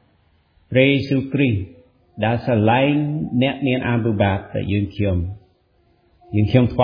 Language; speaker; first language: Khmer; non-native, fluent; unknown